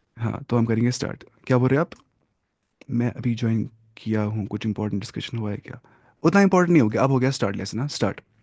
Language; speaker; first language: Urdu; non-native, local second language; Kashmiri